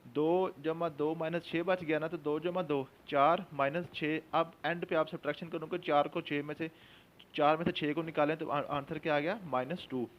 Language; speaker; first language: Urdu; non-native, local second language; Punjabi